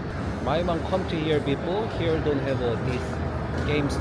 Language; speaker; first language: English; non-native, learner; Korean